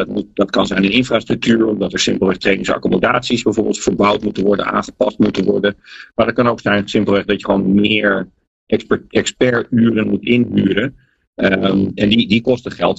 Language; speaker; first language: Dutch; native; Dutch